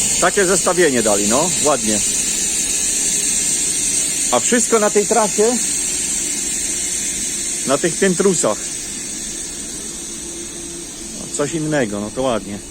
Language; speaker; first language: Polish; native; Polish